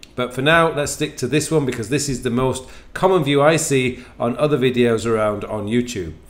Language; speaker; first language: English; native; English